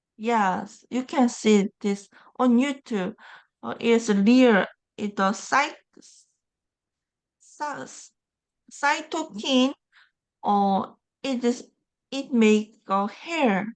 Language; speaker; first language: English; non-native, learner; Korean